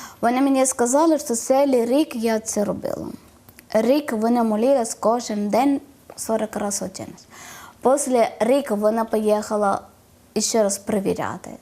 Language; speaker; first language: Ukrainian; non-native, learner; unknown